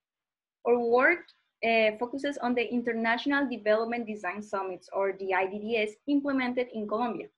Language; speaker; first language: English; non-native, fluent; Spanish